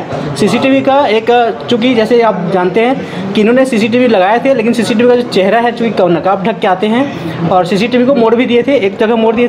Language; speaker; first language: Hindi; native; Hindi